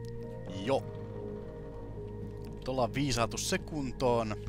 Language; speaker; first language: Finnish; native; Finnish